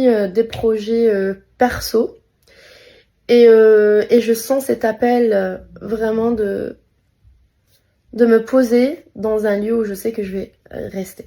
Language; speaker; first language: French; native; French